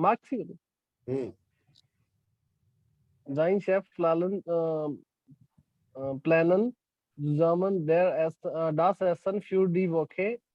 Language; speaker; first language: German; non-native, learner; Hindi